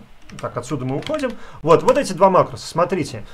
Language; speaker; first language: Russian; native; Russian